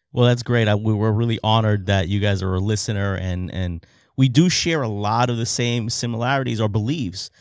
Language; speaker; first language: English; native; English